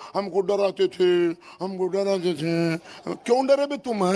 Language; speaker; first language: Hindi; non-native, local second language; Marathi